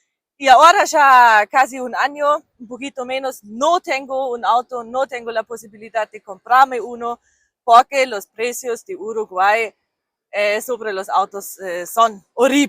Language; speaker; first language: Spanish; non-native, fluent; German